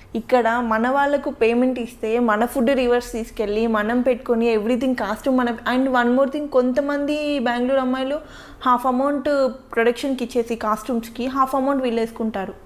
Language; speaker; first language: Telugu; native; Telugu